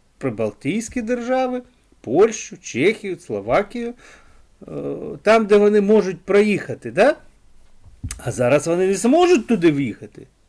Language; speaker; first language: Ukrainian; non-native, local second language; Russian